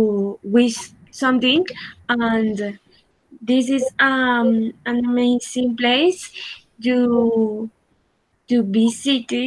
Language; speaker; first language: English; non-native, learner; Spanish